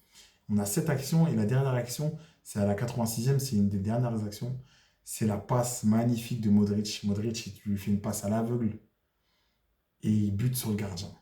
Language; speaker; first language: French; native; French